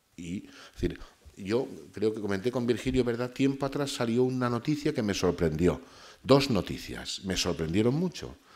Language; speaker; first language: Spanish; native; Spanish